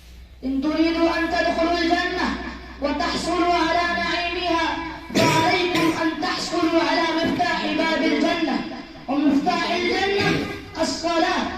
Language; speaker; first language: Arabic; non-native, fluent; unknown